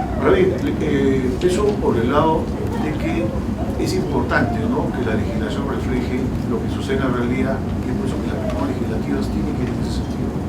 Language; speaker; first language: Spanish; native; Spanish